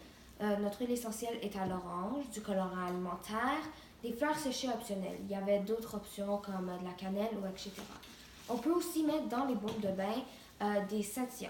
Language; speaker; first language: French; non-native, local second language; English